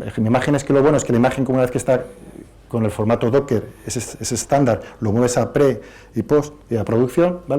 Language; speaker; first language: Spanish; native; Spanish